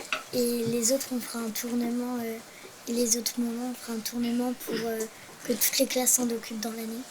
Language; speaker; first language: French; native; French